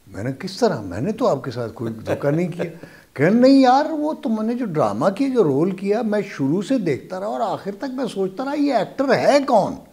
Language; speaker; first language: Urdu; non-native, local second language; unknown